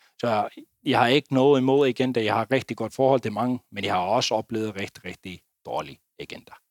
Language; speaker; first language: Danish; non-native, fluent; Icelandic